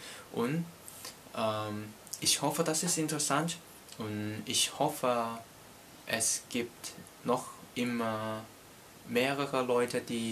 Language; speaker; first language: German; non-native, learner; Cantonese